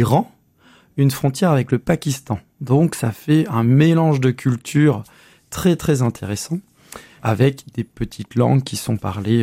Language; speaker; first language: French; native; French